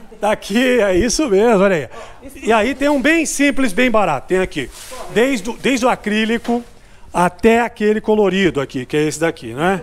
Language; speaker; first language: Portuguese; native; Portuguese